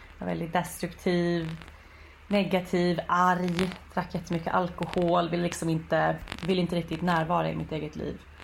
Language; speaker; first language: Swedish; native; Swedish